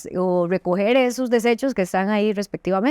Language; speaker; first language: Spanish; native; Spanish